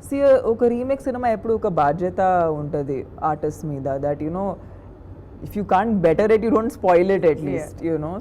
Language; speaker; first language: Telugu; non-native, local second language; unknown